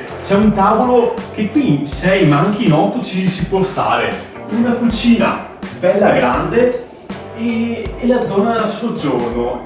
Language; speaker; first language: Italian; native; Italian